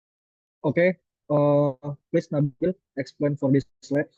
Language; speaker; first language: English; non-native, learner; Indonesian